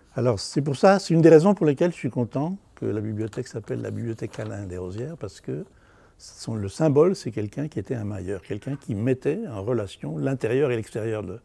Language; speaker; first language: French; native; French